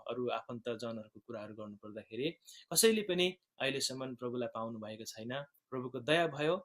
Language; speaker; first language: Nepali; native; Nepali